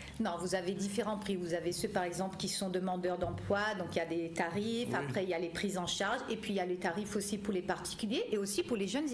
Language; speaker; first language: French; native; French